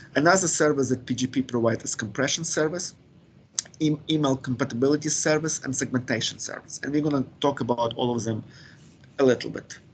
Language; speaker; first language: English; non-native, fluent; Ukrainian